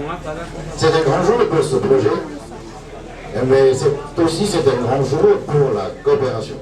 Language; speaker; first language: French; non-native, fluent; Chinese